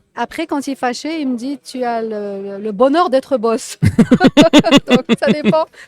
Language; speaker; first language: French; non-native, local second language; Arabic